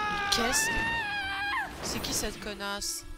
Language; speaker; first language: French; native; French